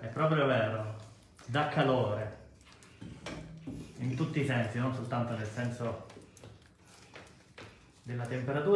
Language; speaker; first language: Italian; native; Italian